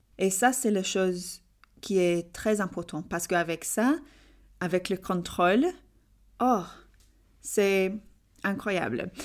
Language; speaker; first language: French; non-native, learner; English